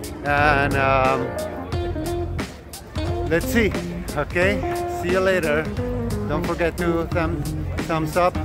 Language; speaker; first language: English; non-native, fluent; Spanish